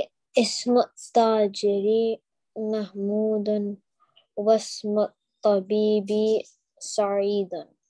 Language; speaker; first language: Arabic; non-native, learner; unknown